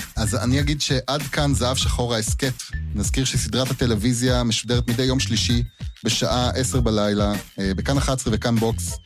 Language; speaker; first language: Hebrew; native; Hebrew